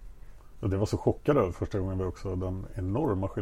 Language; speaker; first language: Swedish; native; Swedish